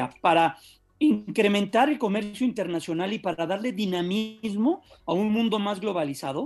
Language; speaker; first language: Spanish; native; Spanish